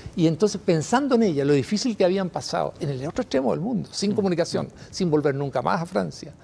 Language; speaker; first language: Spanish; native; Spanish